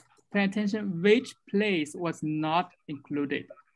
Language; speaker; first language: English; non-native, fluent; Chinese